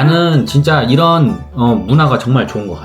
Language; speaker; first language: Korean; native; Korean